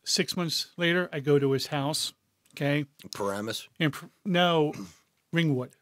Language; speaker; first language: English; native; English